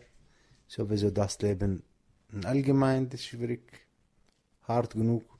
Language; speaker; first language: German; non-native, learner; Arabic